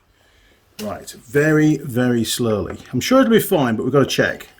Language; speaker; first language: English; native; English